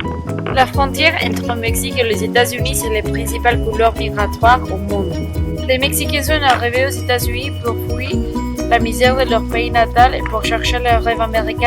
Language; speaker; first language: French; non-native, learner; Spanish